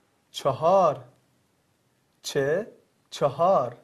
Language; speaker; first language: Persian; non-native, learner; Arabic